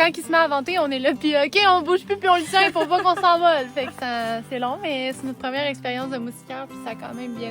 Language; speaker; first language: French; native; French